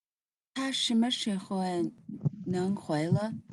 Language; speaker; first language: Chinese; non-native, learner; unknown